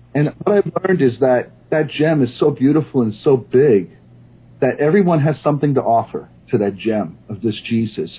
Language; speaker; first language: English; native; English